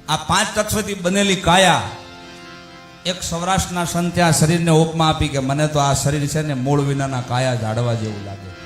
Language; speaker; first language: Gujarati; non-native, local second language; Rajasthani